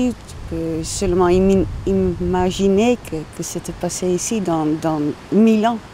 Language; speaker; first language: French; non-native, learner; Dutch